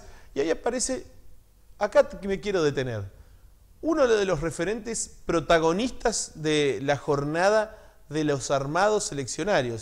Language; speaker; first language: Spanish; native; Spanish